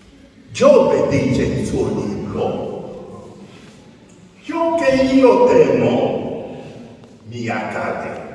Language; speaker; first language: Italian; non-native, fluent; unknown